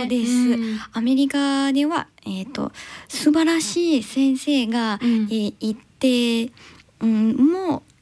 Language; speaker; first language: Japanese; non-native, learner; English